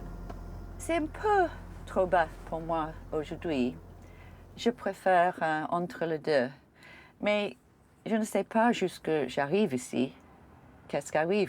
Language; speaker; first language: French; non-native, learner; English